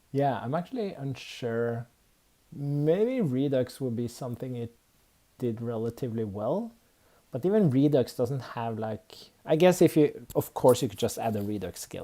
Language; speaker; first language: English; non-native, fluent; Swedish